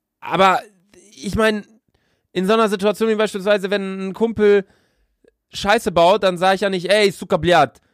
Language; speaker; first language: German; native; German